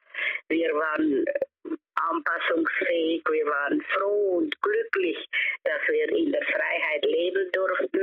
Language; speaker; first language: German; early bilingual, heritage; German